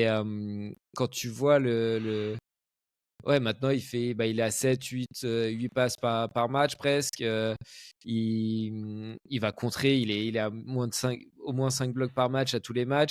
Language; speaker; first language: French; native; French